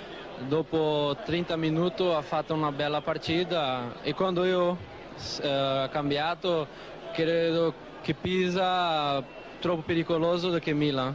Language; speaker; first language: Italian; non-native, learner; Portuguese